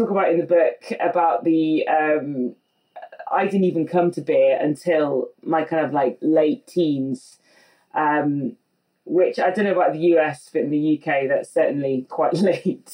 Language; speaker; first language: English; native; English